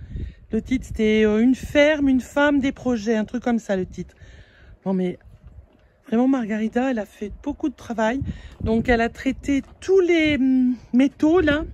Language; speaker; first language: French; native; French